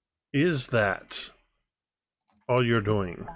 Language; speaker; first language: English; native; English